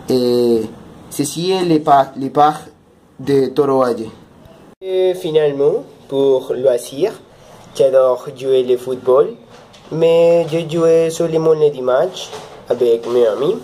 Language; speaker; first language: French; non-native, learner; Spanish